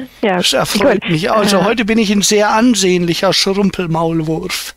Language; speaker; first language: German; native; German